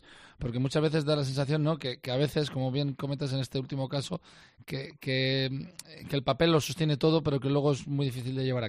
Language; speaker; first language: Spanish; native; Spanish